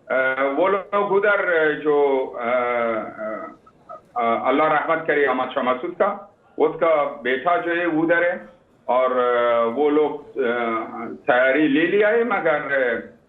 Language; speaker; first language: Hindi; non-native, learner; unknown